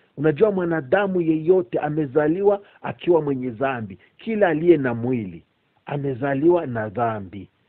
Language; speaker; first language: Swahili; native; Swahili